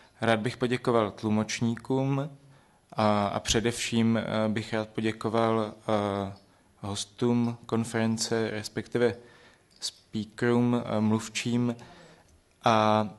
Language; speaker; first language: Czech; native; Czech